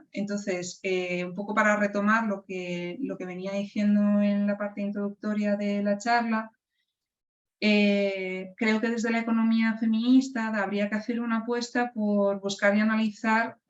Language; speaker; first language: Spanish; native; Spanish